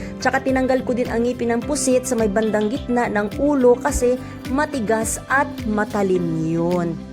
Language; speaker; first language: Filipino; non-native, local second language; Cebuano